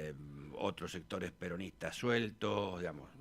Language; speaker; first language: Spanish; native; Spanish